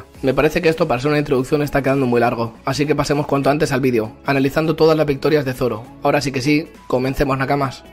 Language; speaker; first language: Spanish; native; Spanish